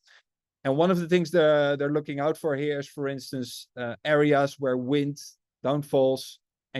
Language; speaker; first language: English; non-native, fluent; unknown